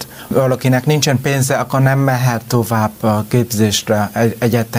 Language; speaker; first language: Hungarian; non-native, learner; Vietnamese